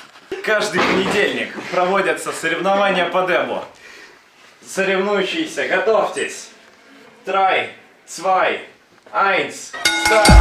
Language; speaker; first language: Russian; non-native, learner; Estonian